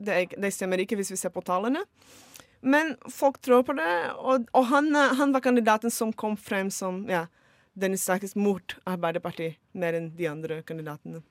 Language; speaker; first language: Norwegian; non-native, fluent; Portuguese